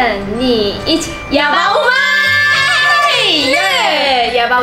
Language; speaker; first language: Japanese; non-native, fluent; Chinese